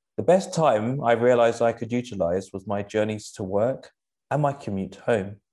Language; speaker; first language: English; native; English